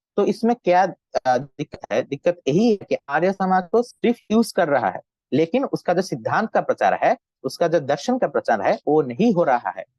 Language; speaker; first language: Hindi; non-native, fluent; Bangla